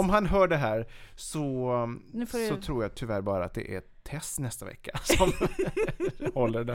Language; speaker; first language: Swedish; native; Swedish